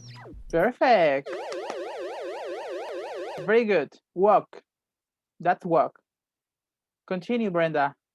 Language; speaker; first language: English; non-native, fluent; Spanish